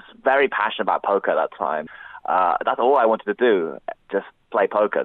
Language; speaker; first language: English; native; English